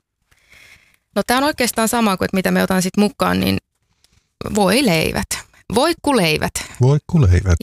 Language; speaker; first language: Finnish; native; Finnish